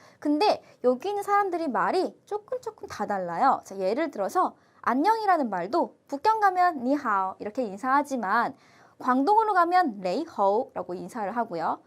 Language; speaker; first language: Korean; native; Korean